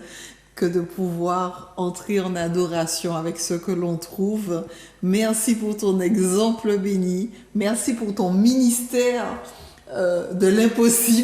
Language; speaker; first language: French; native; French